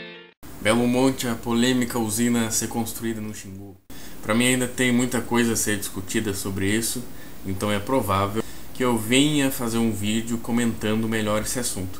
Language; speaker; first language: Portuguese; native; Portuguese